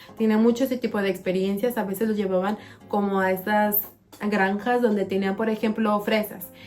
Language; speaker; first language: Spanish; native; Spanish